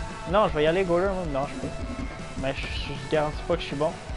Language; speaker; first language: French; native; French